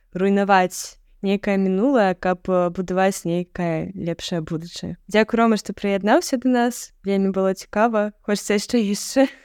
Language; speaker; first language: Belarusian; native; Belarusian